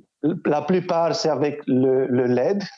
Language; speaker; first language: French; non-native, fluent; Romanian